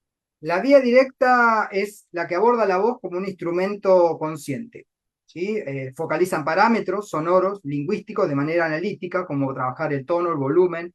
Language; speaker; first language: Spanish; native; Spanish